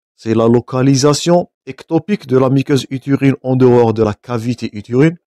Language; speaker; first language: French; non-native, local second language; Arabic